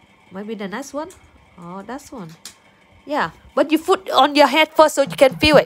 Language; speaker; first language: English; non-native, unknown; Vietnamese